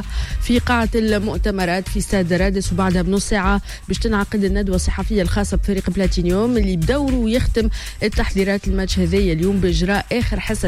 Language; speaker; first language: Arabic; native; Arabic